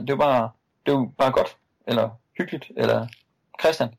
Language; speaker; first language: Danish; native; Danish